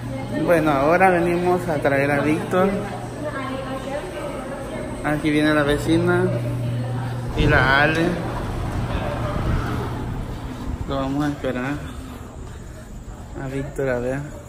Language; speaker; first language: Spanish; native; Spanish